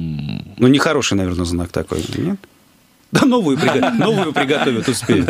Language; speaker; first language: Russian; native; Russian